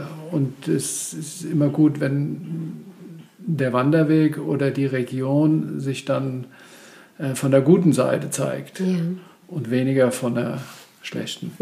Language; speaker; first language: German; native; German